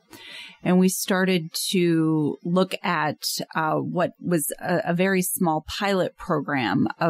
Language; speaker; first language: English; native; English